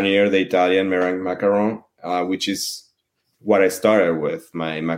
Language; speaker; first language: English; non-native, fluent; French